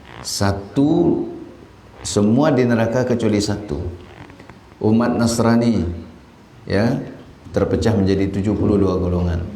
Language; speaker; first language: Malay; non-native, local second language; Minangkabau